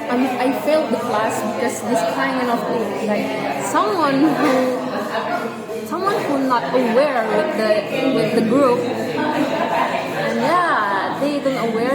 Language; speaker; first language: English; non-native, learner; Indonesian